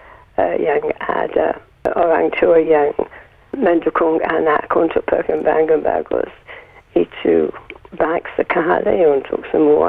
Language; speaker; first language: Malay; non-native, learner; English